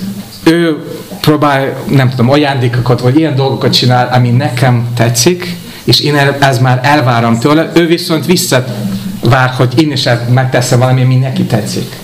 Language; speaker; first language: Hungarian; non-native, fluent; English